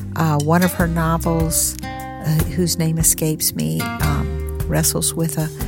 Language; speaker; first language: English; native; English